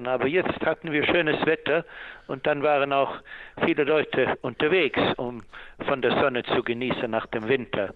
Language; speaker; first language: German; non-native, fluent; Swedish